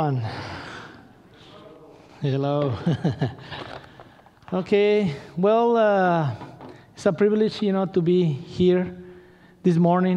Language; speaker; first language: English; non-native, learner; Spanish